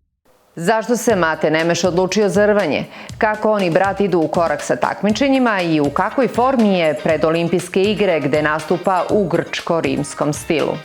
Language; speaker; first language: Serbian; native; Serbian